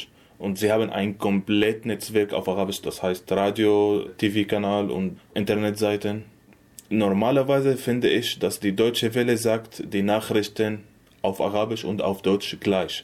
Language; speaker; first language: German; non-native, learner; Arabic